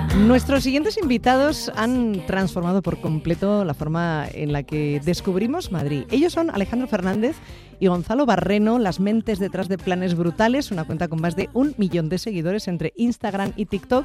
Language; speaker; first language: Spanish; native; Spanish